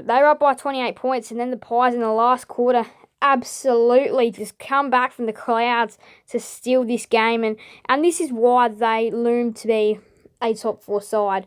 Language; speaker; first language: English; native; English